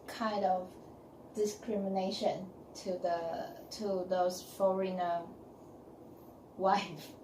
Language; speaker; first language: English; non-native, learner; Chinese